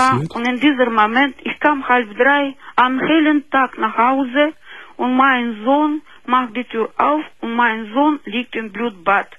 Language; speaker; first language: German; non-native, fluent; Russian